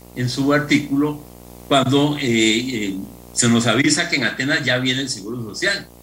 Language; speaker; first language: Spanish; native; Spanish